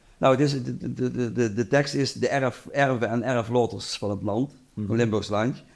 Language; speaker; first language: Dutch; native; Dutch